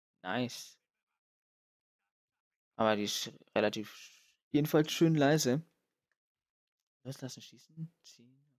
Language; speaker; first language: German; native; German